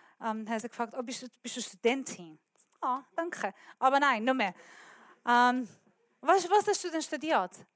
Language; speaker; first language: German; non-native, learner; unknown